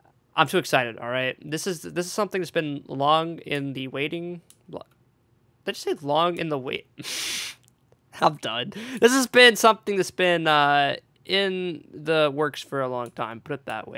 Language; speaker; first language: English; native; English